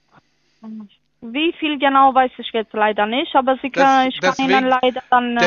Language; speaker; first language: German; non-native, fluent; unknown